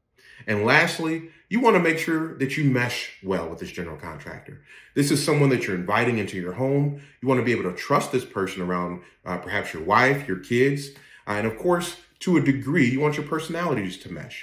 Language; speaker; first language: English; native; English